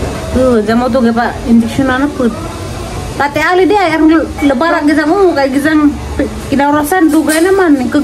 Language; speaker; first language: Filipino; non-native, local second language; Cebuano